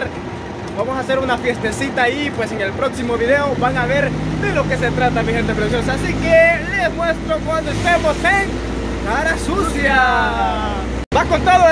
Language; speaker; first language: Spanish; native; Spanish